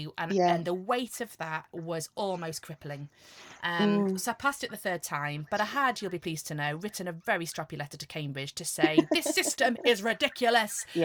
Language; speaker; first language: English; native; English